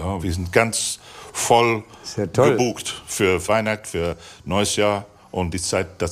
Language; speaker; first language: German; non-native, fluent; English